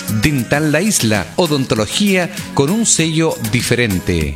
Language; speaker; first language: Spanish; native; Spanish